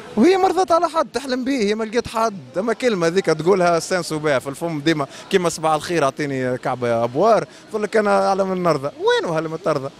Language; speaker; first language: Arabic; native; Arabic